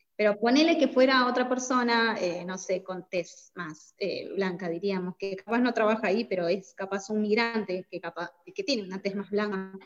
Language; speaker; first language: Spanish; native; Spanish